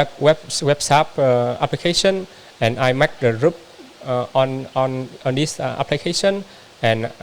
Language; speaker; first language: English; non-native, learner; Vietnamese